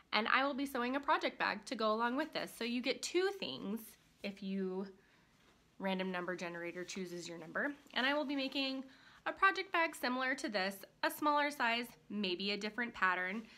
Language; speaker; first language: English; native; English